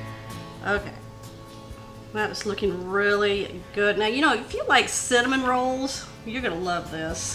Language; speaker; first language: English; native; English